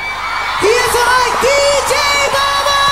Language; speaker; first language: German; non-native, learner; English